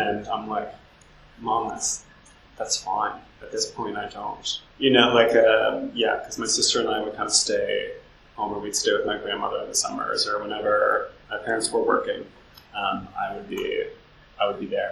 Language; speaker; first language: English; native; English